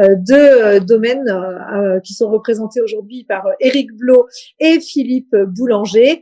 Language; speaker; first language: French; native; French